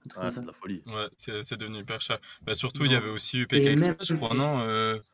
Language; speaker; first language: French; native; French